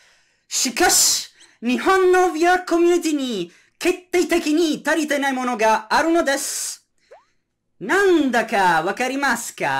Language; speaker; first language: Japanese; non-native, learner; Italian